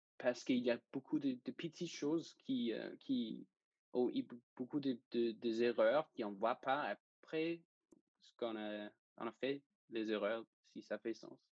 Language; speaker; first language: French; non-native, fluent; Danish